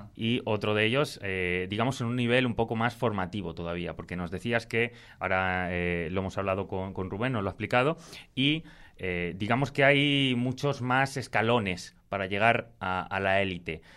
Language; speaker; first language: Spanish; native; Spanish